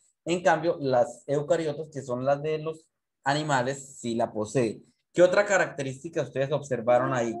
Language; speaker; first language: Spanish; native; Spanish